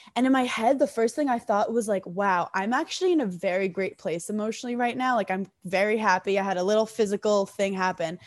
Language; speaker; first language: English; native; English